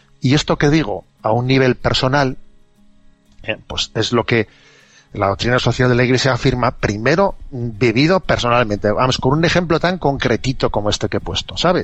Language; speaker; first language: Spanish; native; Spanish